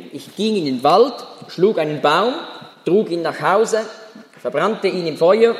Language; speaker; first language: German; native; German